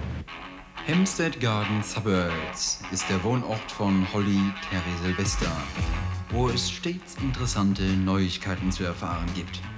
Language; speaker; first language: German; native; German